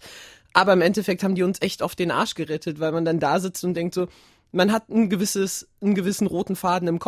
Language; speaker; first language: German; native; German